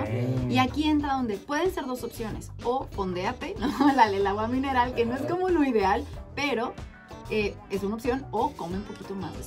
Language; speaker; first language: Spanish; native; Spanish